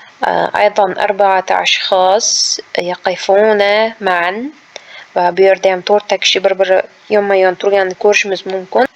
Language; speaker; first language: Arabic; non-native, fluent; Uzbek